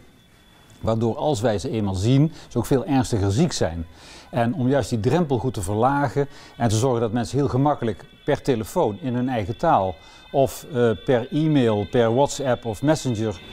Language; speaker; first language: Dutch; native; Dutch